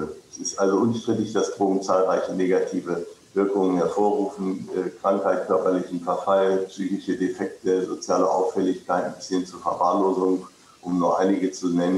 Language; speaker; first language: German; native; German